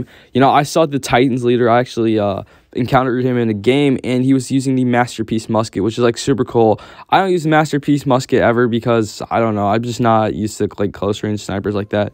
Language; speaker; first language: English; native; English